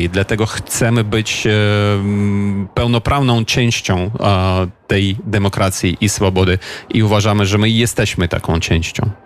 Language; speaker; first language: Polish; non-native, fluent; Ukrainian